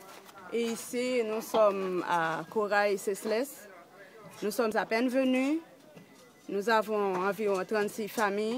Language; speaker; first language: French; non-native, local second language; Haitian Creole